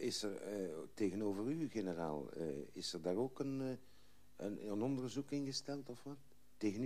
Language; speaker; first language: Dutch; native; Dutch